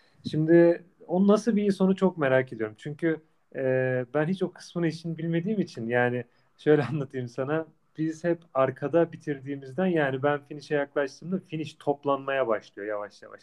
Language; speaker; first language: Turkish; native; Turkish